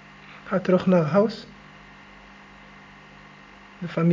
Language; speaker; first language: Dutch; non-native, learner; Arabic